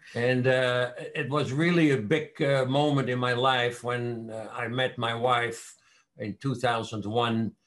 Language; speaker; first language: English; non-native, fluent; Dutch